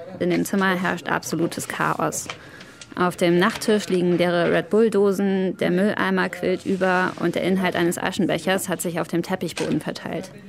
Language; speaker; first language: German; native; German